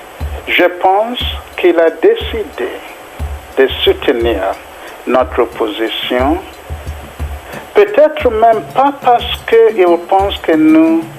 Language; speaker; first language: French; non-native, fluent; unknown